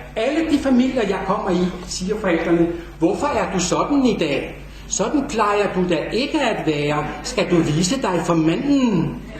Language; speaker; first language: Danish; native; Danish